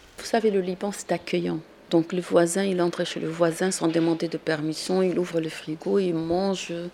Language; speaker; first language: French; non-native, local second language; Arabic